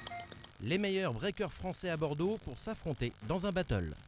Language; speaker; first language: French; native; French